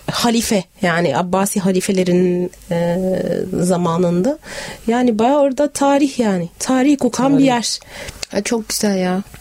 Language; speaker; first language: Turkish; native; Turkish